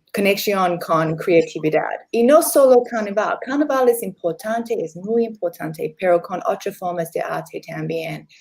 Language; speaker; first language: Spanish; non-native, learner; English